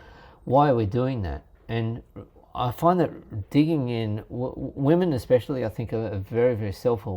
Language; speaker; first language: English; native; English